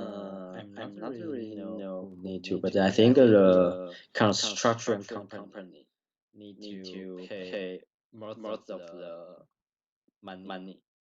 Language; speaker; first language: English; non-native, learner; Chinese